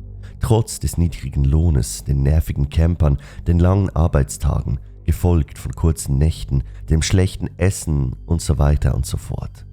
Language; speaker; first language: German; native; German